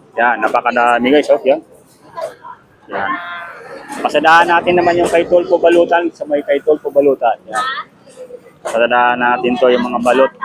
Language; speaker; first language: Filipino; non-native, local second language; Masbatenyo